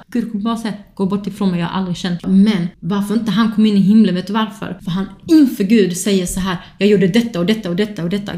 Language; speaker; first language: Swedish; early bilingual, other home language; Kurdish